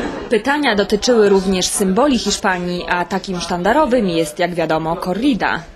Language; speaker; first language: Polish; native; Polish